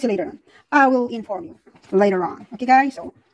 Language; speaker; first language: English; non-native, local second language; Filipino